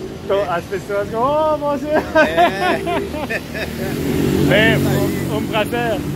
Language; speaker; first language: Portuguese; non-native, learner; French